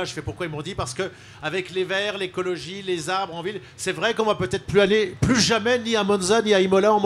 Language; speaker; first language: French; native; French